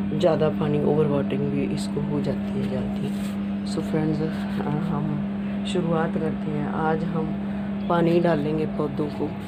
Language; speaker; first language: Hindi; non-native, local second language; Punjabi